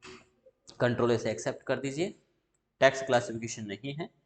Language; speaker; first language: Hindi; native; Hindi